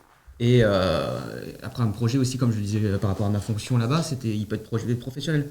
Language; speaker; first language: French; native; French